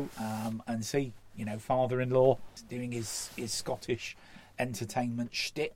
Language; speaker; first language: English; native; English